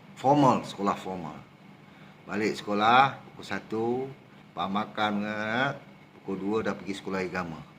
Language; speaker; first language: Malay; native; Malay